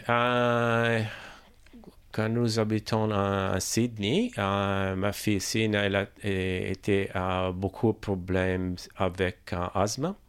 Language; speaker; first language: French; non-native, learner; Italian